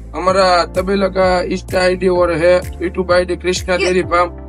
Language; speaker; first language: Hindi; non-native, local second language; Gujarati